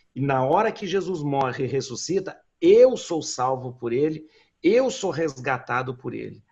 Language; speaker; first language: Portuguese; native; Portuguese